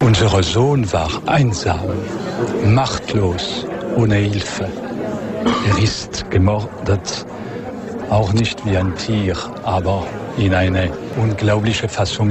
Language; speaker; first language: German; non-native, learner; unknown